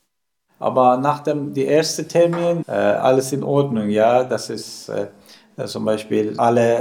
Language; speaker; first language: German; non-native, learner; Persian